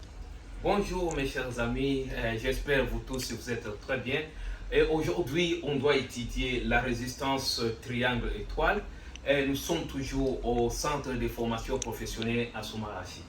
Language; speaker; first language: French; non-native, learner; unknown